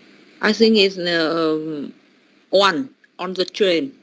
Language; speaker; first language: English; non-native, learner; Vietnamese